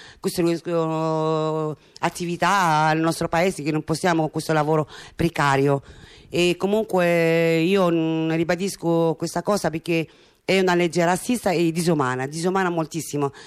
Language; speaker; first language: Italian; non-native, fluent; Arabic